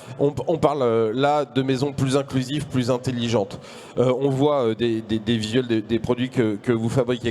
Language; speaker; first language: French; native; French